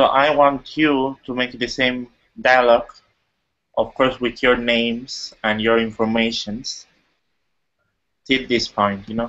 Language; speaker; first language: English; non-native, fluent; Italian